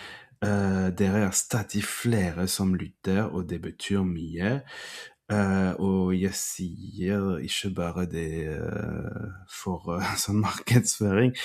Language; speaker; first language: Norwegian; non-native, fluent; French